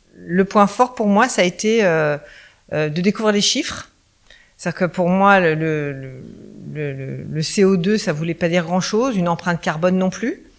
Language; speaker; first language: French; native; French